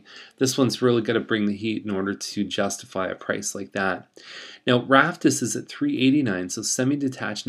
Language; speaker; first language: English; native; English